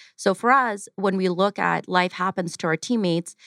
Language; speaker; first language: English; early bilingual, other home language; Ukrainian